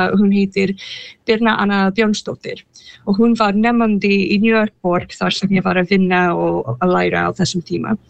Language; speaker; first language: Icelandic; non-native, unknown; English